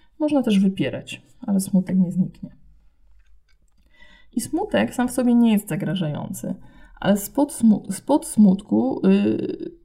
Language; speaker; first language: Polish; native; Polish